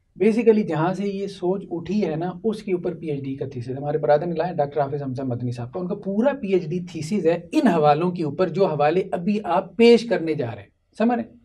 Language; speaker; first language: Urdu; native; Urdu